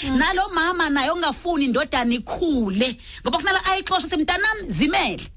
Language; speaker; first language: Zulu; non-native, local second language; Swati